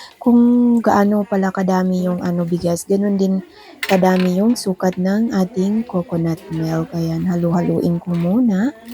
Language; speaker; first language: Filipino; non-native, local second language; Maguindanaon